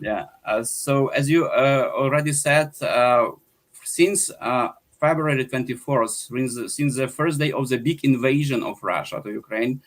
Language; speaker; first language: English; non-native, fluent; Ukrainian